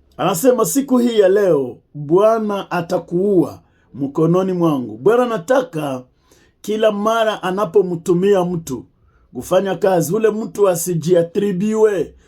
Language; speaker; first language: Swahili; native; Swahili